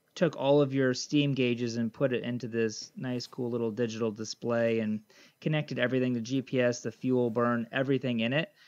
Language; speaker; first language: English; native; English